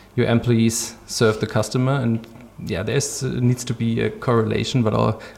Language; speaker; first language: English; non-native, fluent; German